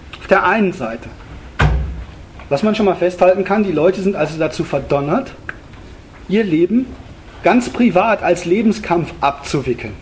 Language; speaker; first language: German; native; German